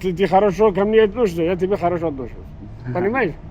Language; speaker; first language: Russian; non-native, local second language; Chechen